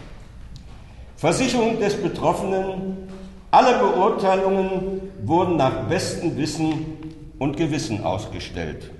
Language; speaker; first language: German; native; German